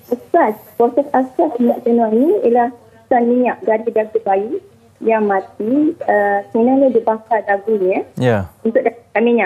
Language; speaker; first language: Malay; native; Malay